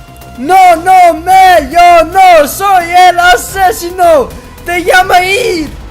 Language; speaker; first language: Spanish; non-native, learner; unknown